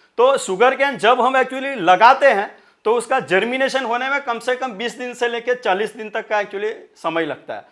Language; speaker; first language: Hindi; non-native, local second language; Marathi